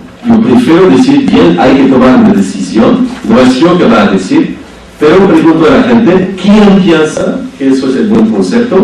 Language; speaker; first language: Spanish; non-native, fluent; French